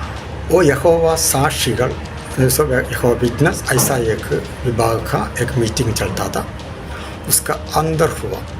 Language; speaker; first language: Hindi; non-native, local second language; Malayalam